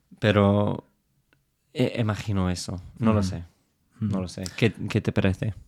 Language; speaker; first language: Spanish; non-native, fluent; English